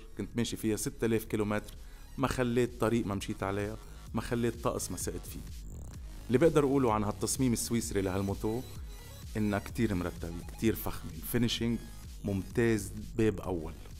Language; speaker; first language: Arabic; native; Arabic